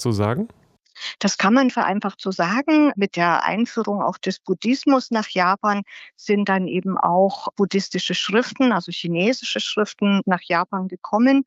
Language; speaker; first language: German; native; German